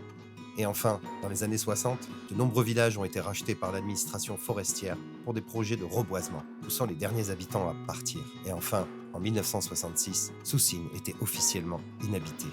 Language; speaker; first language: French; native; French